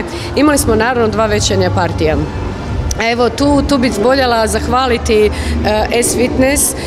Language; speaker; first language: Croatian; native; Croatian